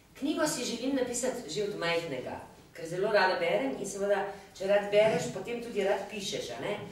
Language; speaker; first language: Slovenian; native; Slovenian